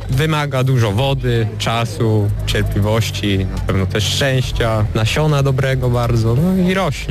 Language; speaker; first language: Polish; native; Polish